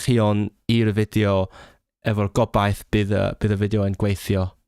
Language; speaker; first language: Welsh; non-native, fluent; Cantonese